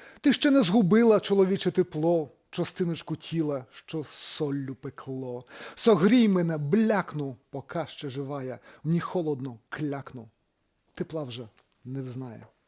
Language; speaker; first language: Belarusian; native; Belarusian